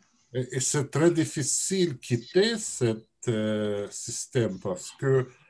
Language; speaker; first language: French; non-native, learner; Russian